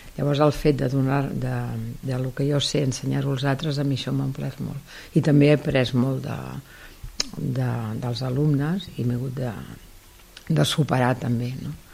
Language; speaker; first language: Catalan; native; Catalan